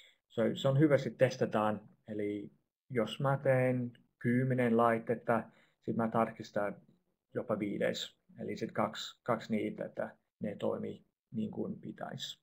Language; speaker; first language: Finnish; non-native, fluent; English